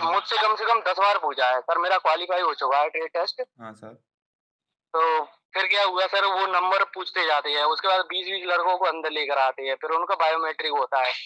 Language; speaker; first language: Hindi; native; Hindi